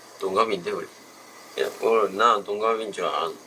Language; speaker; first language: Korean; non-native, learner; Japanese